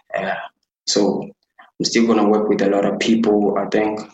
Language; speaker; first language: English; non-native, local second language; Xhosa